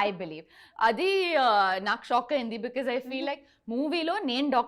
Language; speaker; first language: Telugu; non-native, learner; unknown